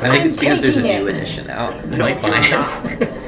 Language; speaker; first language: English; native; English